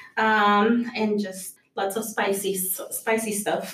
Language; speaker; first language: English; early bilingual, other home language; Spanish